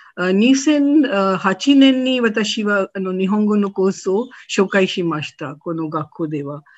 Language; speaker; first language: Japanese; non-native, fluent; Hindi